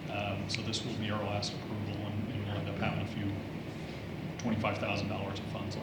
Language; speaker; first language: English; native; English